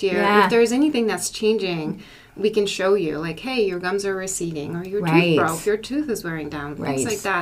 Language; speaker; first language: English; non-native, fluent; Polish